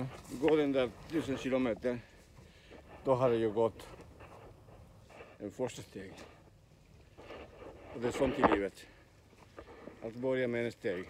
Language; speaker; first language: Swedish; non-native, learner; Spanish